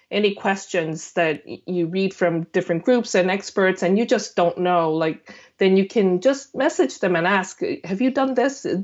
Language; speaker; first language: English; non-native, fluent; Korean